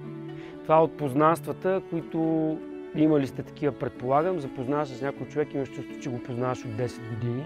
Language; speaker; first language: Bulgarian; native; Bulgarian